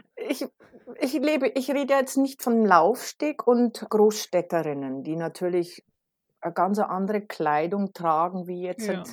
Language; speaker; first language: German; native; German